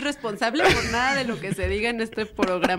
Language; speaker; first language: Spanish; native; Spanish